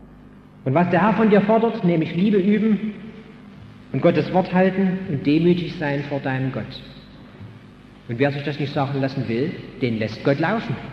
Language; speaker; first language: German; native; German